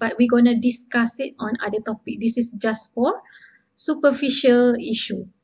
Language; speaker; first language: English; non-native, local second language; Malay